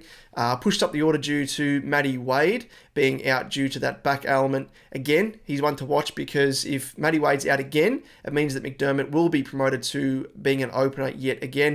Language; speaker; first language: English; native; English